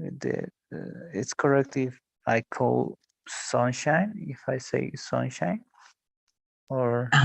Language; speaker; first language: English; non-native, learner; Spanish